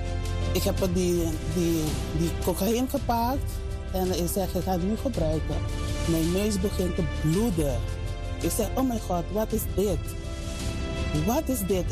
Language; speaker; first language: Dutch; non-native, learner; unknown